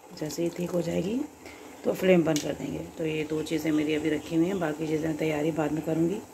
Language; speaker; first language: Hindi; native; Hindi